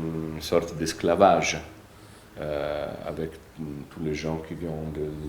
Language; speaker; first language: French; non-native, fluent; Italian